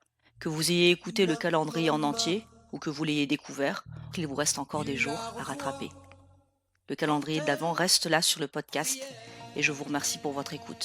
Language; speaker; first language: French; native; French